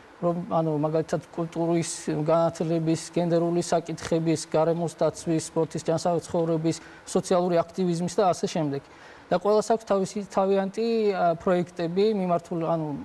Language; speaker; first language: Georgian; non-native, local second language; Azerbaijani